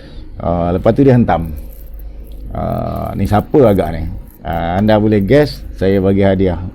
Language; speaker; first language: Malay; native; Malay